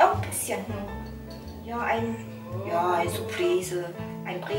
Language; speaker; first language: German; non-native, fluent; Korean